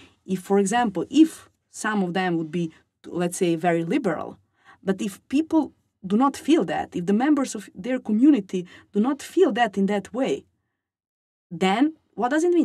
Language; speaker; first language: English; non-native, fluent; Serbian